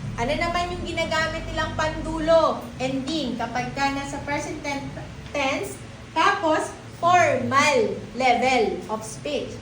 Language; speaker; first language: Filipino; native; Filipino